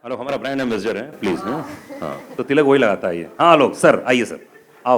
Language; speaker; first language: Hindi; native; Hindi